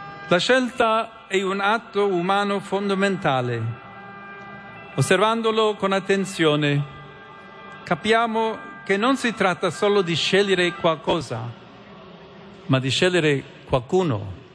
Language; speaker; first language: Italian; non-native, fluent; English